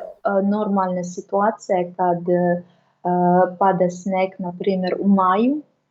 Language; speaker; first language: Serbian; non-native, learner; Russian